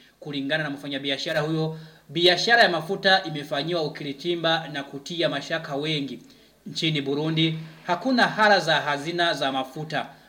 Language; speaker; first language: Swahili; non-native, local second language; Rundi